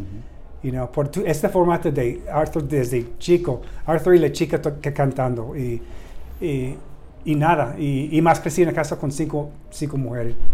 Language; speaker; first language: Spanish; non-native, learner; English